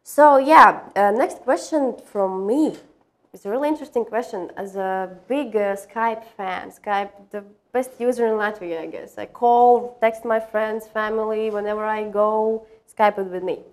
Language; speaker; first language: English; non-native, fluent; Latvian